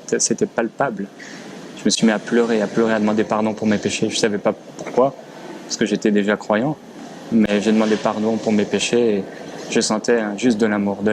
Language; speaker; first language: French; native; French